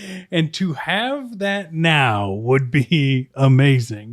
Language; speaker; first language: English; native; English